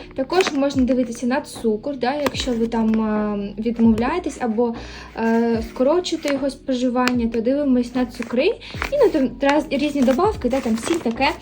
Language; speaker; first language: Ukrainian; non-native, local second language; Russian